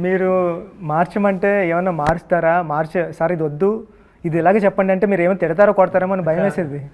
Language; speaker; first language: Telugu; native; Telugu